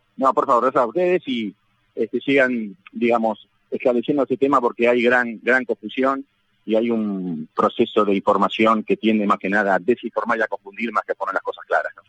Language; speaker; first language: Spanish; native; Spanish